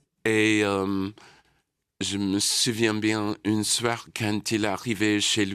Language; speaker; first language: French; non-native, learner; English